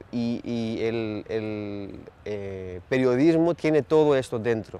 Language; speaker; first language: Spanish; non-native, fluent; Greek